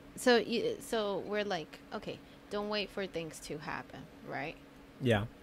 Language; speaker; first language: English; non-native, fluent; Spanish